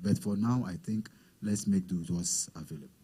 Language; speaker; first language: English; non-native, local second language; Yoruba